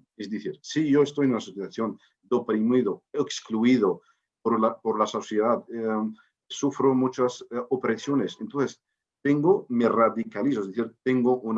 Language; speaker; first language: Spanish; non-native, fluent; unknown